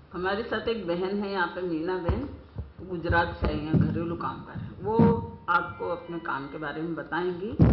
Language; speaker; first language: Hindi; native; Hindi